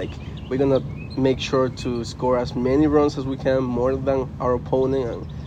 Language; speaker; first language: English; non-native, fluent; Spanish